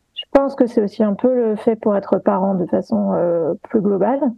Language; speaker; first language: French; native; French